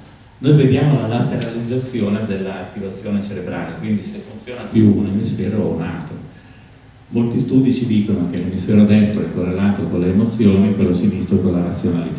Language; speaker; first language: Italian; native; Italian